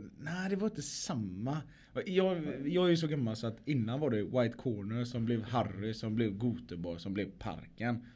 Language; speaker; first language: Swedish; native; Swedish